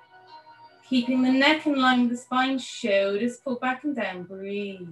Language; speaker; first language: English; native; English